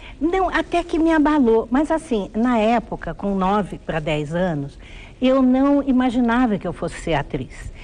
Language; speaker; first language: Portuguese; early bilingual, other home language; German